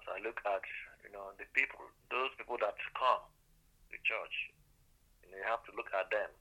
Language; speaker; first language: English; non-native, local second language; Igbo